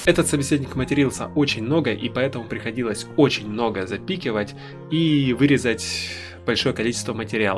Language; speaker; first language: Russian; native; Russian